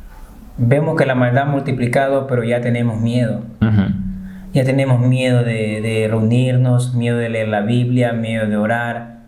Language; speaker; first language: Spanish; native; Spanish